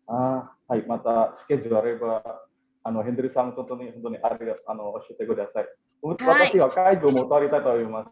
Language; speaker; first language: Japanese; non-native, learner; Indonesian